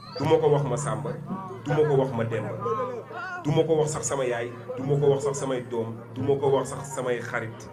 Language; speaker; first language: Wolof; native; Wolof